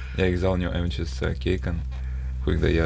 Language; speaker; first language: Dutch; non-native, fluent; Ukrainian